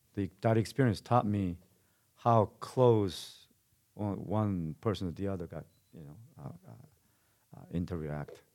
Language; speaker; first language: English; non-native, fluent; Korean